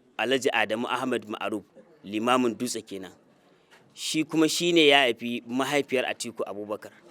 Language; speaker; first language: Hausa; native; Hausa